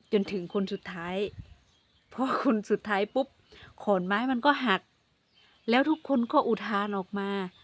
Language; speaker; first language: Thai; non-native, local second language; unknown